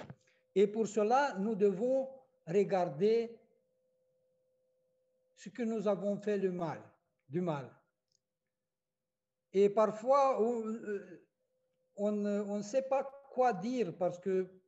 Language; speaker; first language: French; non-native, fluent; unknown